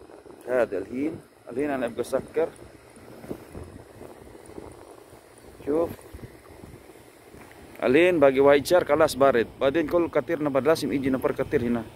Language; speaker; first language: Arabic; non-native, learner; Filipino